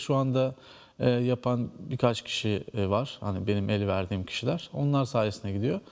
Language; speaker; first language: Turkish; native; Turkish